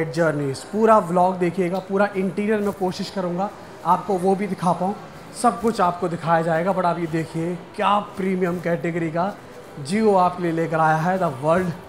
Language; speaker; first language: Hindi; non-native, local second language; Marathi